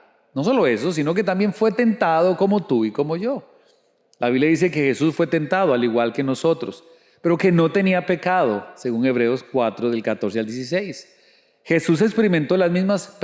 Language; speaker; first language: Spanish; native; Spanish